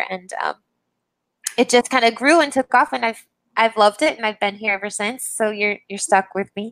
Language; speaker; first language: English; native; English